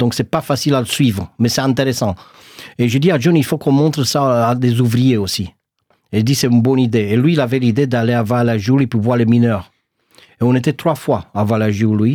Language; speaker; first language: French; non-native, fluent; Romanian